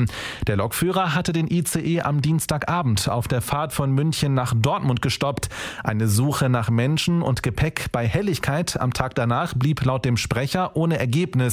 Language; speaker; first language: German; native; German